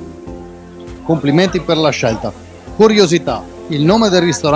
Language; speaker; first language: Italian; native; Italian